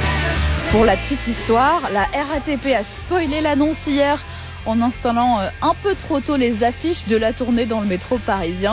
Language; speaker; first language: French; native; French